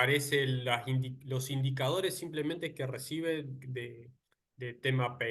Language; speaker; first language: Spanish; native; Spanish